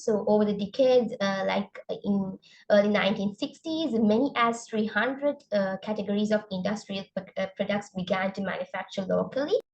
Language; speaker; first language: English; non-native, local second language; Sinhala